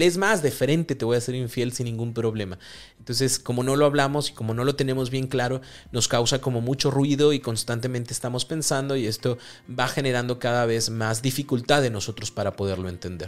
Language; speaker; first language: Spanish; native; Spanish